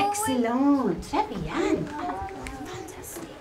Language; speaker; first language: French; non-native, learner; English